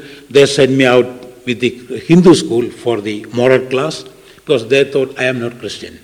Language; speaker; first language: English; non-native, local second language; Malayalam